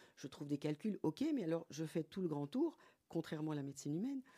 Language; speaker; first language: French; native; French